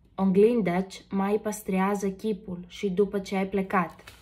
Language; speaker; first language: Romanian; non-native, learner; Greek